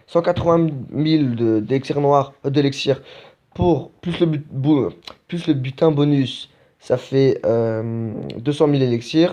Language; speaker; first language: French; native; French